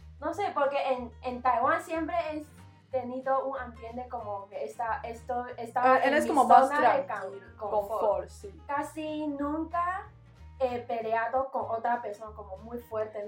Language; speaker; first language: Spanish; non-native, learner; Chinese